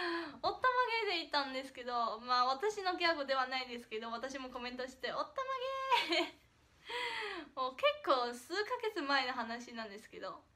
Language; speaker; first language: Japanese; non-native, fluent; Chinese